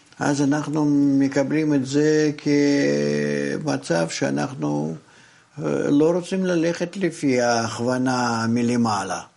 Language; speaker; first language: Hebrew; non-native, fluent; Russian